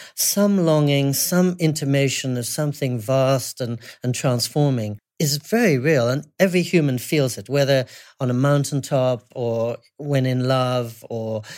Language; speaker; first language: English; native; English